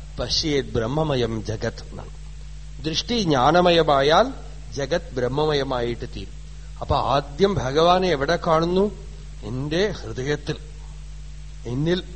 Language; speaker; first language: Malayalam; native; Malayalam